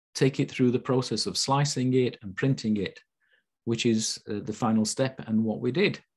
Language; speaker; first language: English; native; English